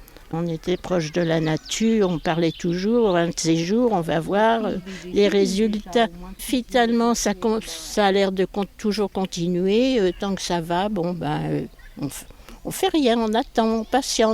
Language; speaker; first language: French; native; French